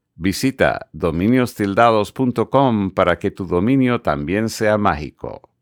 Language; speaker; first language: Spanish; non-native, fluent; English